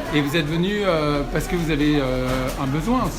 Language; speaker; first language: French; native; French